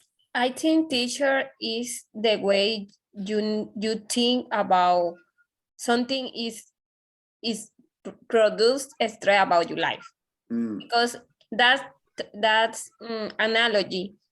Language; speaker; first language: English; non-native, learner; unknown